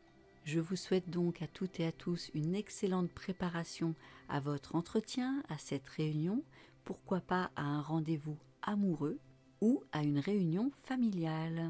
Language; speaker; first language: French; native; French